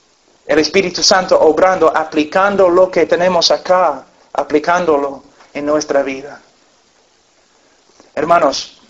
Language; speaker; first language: Spanish; non-native, fluent; English